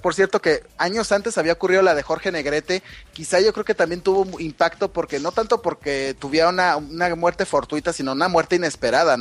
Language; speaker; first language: Spanish; native; Spanish